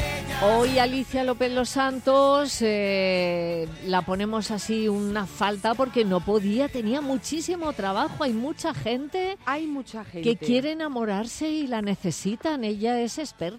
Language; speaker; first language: Spanish; native; Spanish